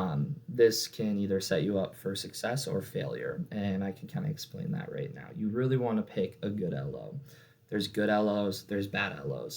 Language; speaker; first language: English; native; English